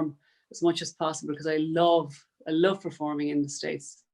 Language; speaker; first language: English; native; English